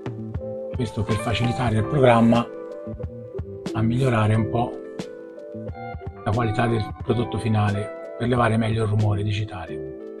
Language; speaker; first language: Italian; native; Italian